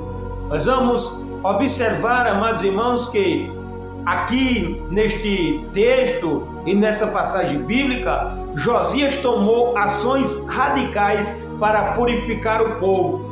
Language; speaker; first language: Portuguese; native; Portuguese